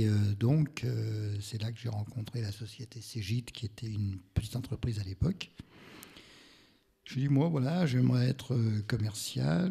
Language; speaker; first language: French; native; French